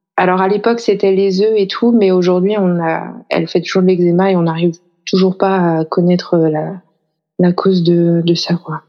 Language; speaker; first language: French; native; French